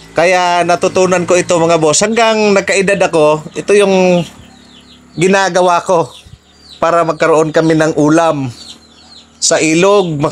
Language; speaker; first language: Filipino; non-native, local second language; Cebuano